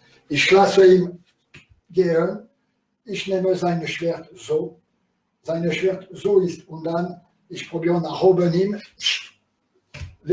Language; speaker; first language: German; non-native, learner; French